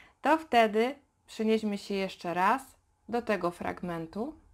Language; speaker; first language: Polish; native; Polish